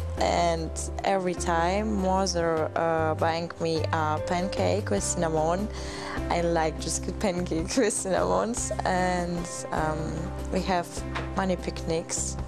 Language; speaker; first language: English; non-native, learner; German